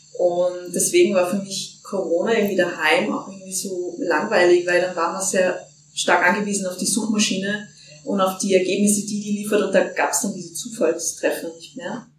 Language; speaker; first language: German; non-native, fluent; Finnish